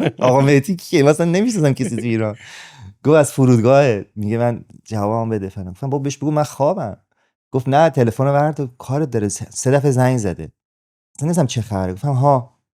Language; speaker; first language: Persian; native; Persian